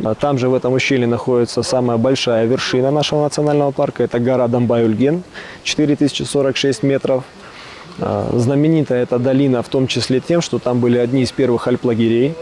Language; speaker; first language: Russian; native; Russian